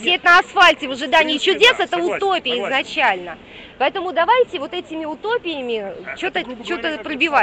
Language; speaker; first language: Russian; native; Russian